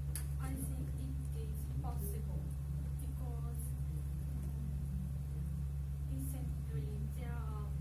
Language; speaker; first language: English; non-native, learner; Japanese